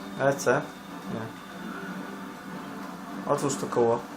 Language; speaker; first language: Polish; native; Polish